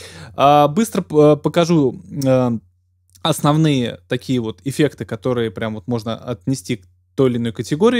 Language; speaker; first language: Russian; native; Russian